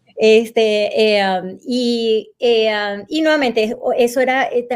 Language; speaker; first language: Spanish; native; Spanish